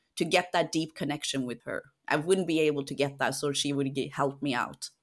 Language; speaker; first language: English; non-native, fluent; Norwegian